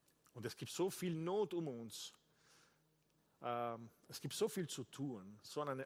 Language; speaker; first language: German; non-native, fluent; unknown